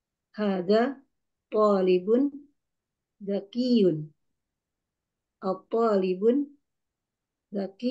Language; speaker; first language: Arabic; non-native, learner; Indonesian